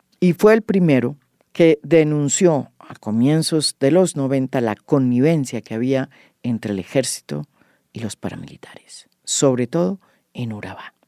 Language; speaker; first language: Spanish; native; Spanish